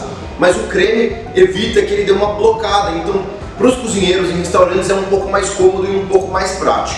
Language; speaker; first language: Portuguese; native; Portuguese